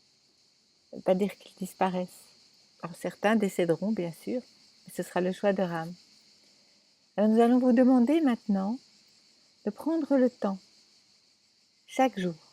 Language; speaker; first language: French; native; French